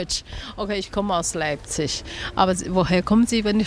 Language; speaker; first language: German; non-native, learner; Chinese